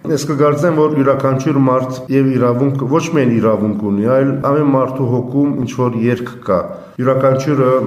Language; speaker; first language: Armenian; early bilingual, heritage; Armenian